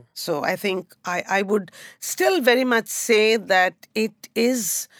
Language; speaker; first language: English; non-native, local second language; Bangla